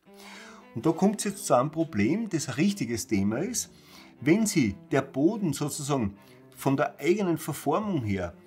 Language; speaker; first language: German; native; German